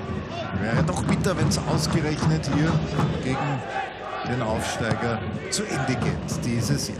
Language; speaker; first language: German; native; German